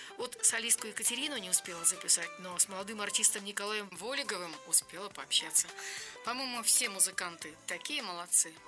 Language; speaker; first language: Russian; native; Russian